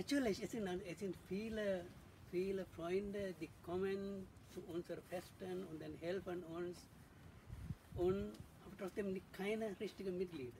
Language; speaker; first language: German; non-native, learner; Sinhala